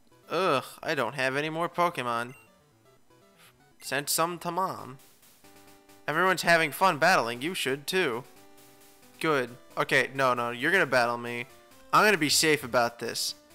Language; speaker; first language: English; native; English